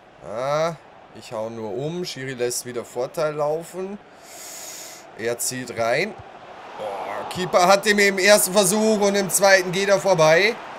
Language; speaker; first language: German; native; German